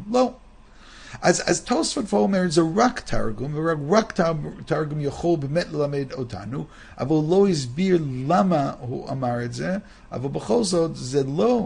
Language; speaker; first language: Hebrew; non-native, fluent; English